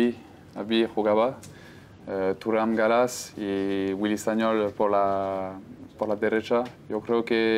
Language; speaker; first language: Spanish; non-native, fluent; French